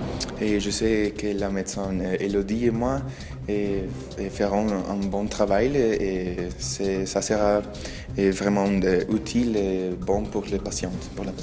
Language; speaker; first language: French; non-native, learner; Spanish